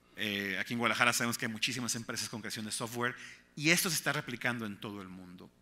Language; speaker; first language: Spanish; native; Spanish